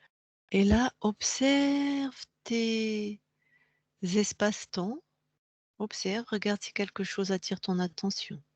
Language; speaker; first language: French; native; French